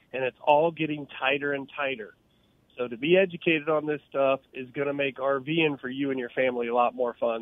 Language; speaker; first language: English; native; English